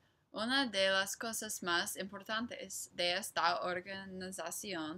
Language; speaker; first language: Spanish; non-native, learner; English